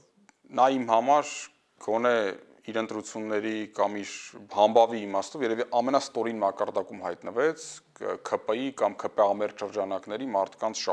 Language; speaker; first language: Armenian; native; Armenian